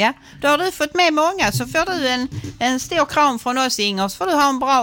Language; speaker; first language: Swedish; native; Swedish